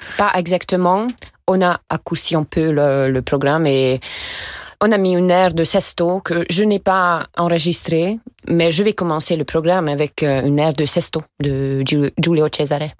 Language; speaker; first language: French; non-native, fluent; Hungarian